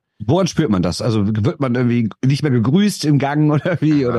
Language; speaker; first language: German; native; German